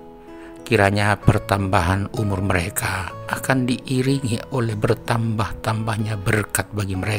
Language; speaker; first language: Indonesian; native; Indonesian